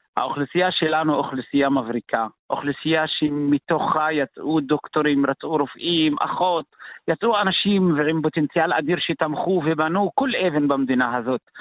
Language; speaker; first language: Hebrew; non-native, local second language; Arabic